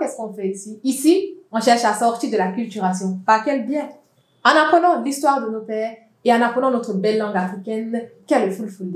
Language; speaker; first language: French; non-native, local second language; Fula